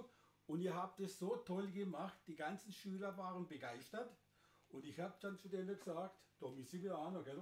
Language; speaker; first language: German; native; German